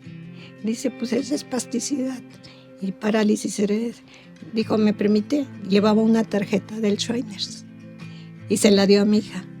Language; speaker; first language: Spanish; native; Spanish